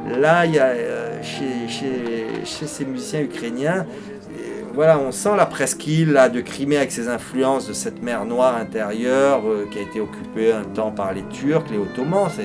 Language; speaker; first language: French; native; French